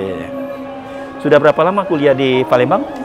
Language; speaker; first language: Indonesian; native; Indonesian